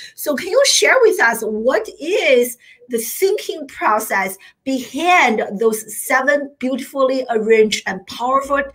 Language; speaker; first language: English; non-native, fluent; Chinese